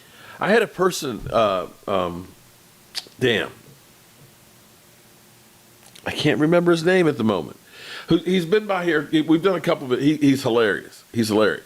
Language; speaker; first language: English; native; English